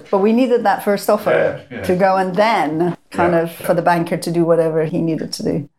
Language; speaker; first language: English; non-native, fluent; Persian